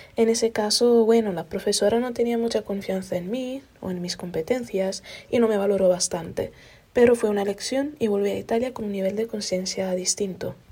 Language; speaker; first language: Spanish; non-native, fluent; Italian